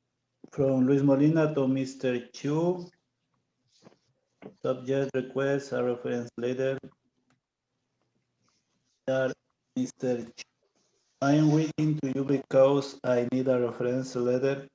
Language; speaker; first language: English; non-native, learner; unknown